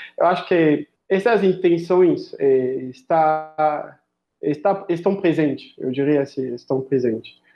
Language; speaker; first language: Portuguese; non-native, fluent; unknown